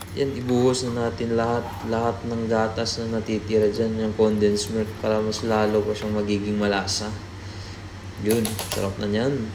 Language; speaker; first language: Filipino; non-native, local second language; Cebuano